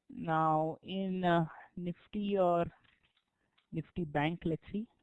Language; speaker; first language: English; non-native, local second language; Hindi